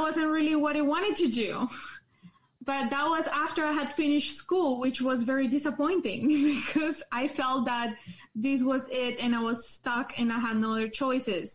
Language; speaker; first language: English; non-native, fluent; Spanish